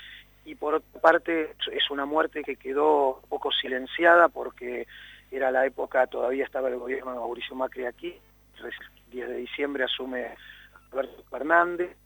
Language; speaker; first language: Spanish; native; Spanish